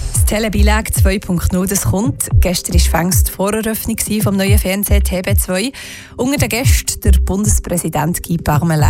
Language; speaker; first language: German; native; German